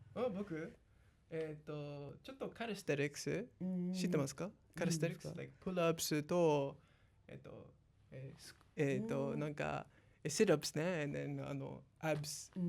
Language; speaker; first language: Japanese; non-native, learner; English